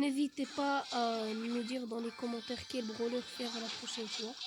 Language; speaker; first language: French; native; French